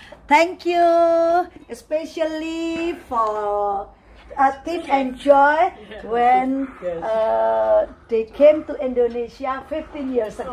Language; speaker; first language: English; non-native, learner; Indonesian